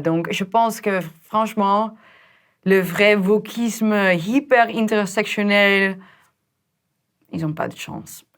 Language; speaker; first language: French; non-native, fluent; Dutch